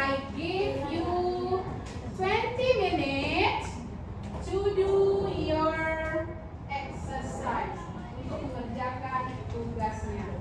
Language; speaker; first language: English; non-native, learner; Indonesian